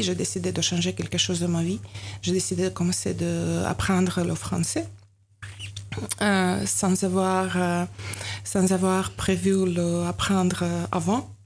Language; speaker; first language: French; non-native, learner; Ukrainian